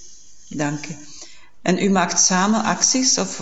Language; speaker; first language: Dutch; non-native, fluent; German